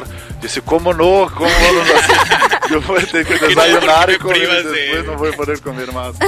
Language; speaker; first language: Spanish; non-native, learner; Portuguese